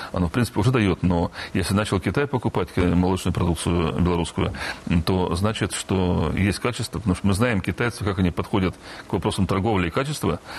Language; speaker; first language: Russian; non-native, local second language; Romanian